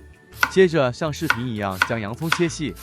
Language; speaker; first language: Chinese; native; Chinese